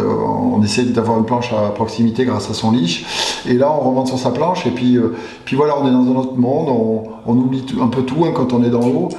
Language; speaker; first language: French; native; French